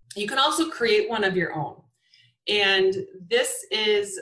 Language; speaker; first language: English; native; English